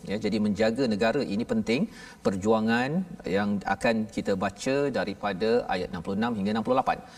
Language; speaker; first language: Malay; native; Malay